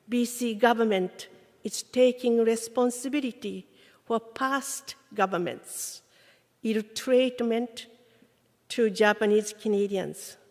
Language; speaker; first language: English; non-native, fluent; Japanese